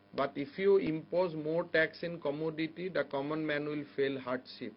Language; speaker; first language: English; non-native, local second language; Assamese